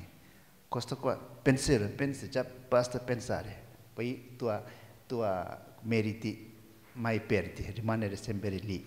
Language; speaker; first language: Italian; non-native, learner; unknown